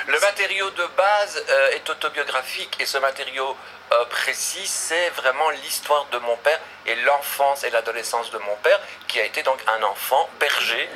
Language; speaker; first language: French; native; French